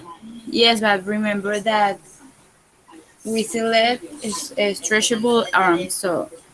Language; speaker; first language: English; non-native, learner; Spanish